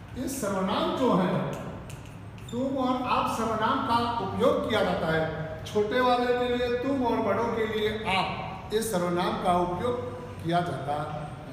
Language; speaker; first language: Hindi; non-native, local second language; Gujarati